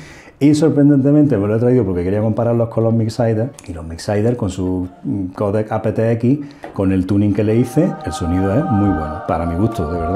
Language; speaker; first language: Spanish; native; Spanish